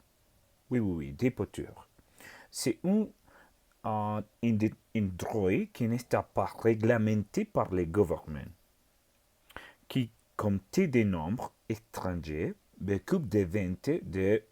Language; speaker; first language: French; non-native, learner; Spanish